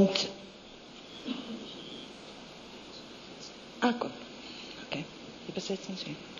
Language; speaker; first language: German; non-native, fluent; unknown